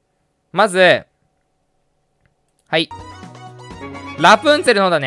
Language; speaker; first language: Japanese; native; Japanese